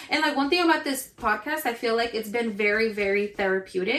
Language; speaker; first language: English; early bilingual, other home language; Spanish